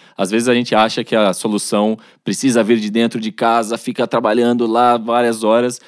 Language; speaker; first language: Portuguese; native; Portuguese